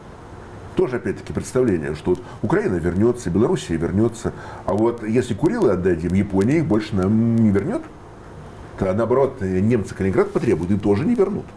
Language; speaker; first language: Russian; native; Russian